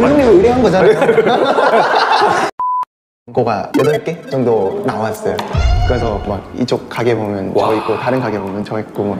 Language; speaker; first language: Korean; non-native, fluent; Thai